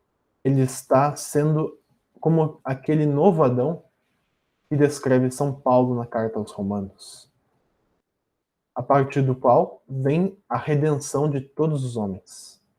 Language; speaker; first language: Portuguese; native; Portuguese